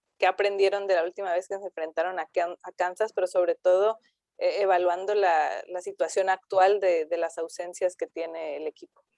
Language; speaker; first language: Spanish; native; Spanish